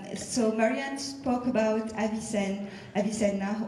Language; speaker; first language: English; non-native, fluent; French